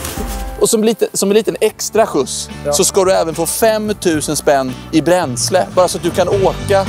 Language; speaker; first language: Swedish; native; Swedish